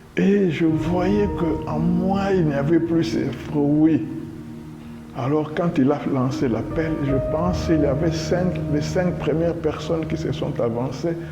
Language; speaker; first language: French; non-native, local second language; Lingala